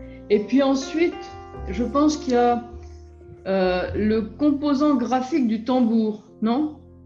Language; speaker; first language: French; native; French